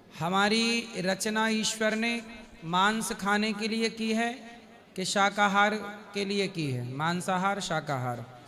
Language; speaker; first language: Hindi; native; Hindi